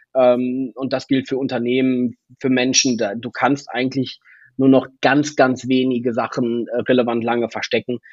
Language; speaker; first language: German; native; German